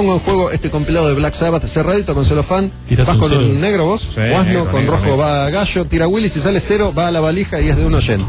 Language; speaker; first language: Spanish; native; Spanish